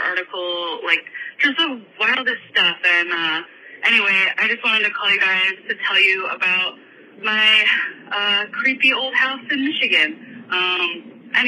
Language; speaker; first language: English; native; English